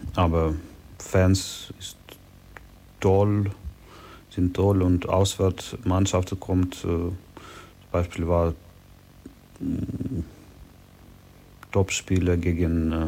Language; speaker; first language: German; non-native, learner; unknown